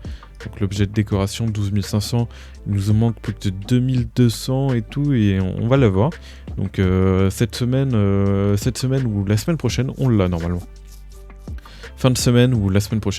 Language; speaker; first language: French; native; French